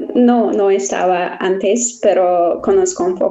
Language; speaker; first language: Spanish; non-native, learner; Persian